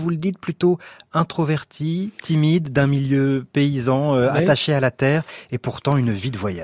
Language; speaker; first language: French; native; French